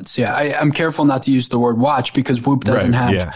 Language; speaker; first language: English; native; English